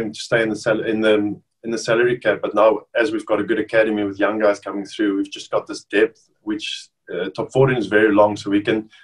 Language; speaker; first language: English; non-native, local second language; Afrikaans